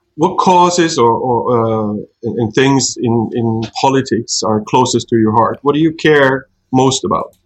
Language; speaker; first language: English; non-native, fluent; Norwegian